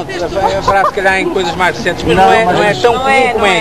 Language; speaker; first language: Portuguese; native; Portuguese